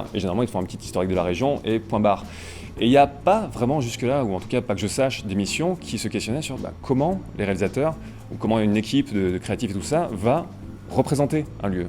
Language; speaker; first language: French; native; French